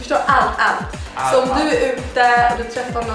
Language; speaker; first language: Swedish; native; Swedish